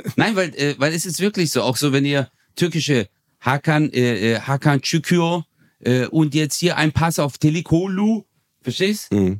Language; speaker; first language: German; early bilingual, other home language; Turkish